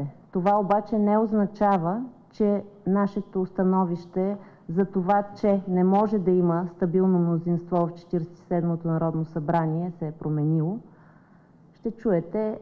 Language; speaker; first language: Bulgarian; native; Bulgarian